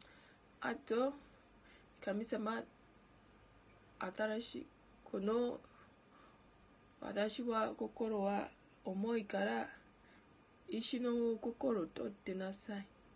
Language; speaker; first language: Japanese; non-native, learner; Ganda